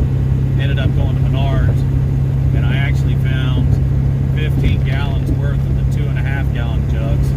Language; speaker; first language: English; native; English